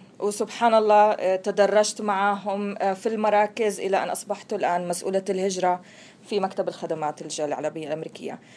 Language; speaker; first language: Arabic; native; Arabic